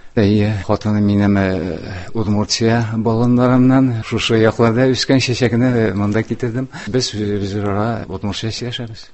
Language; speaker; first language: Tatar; non-native, local second language; Udmurt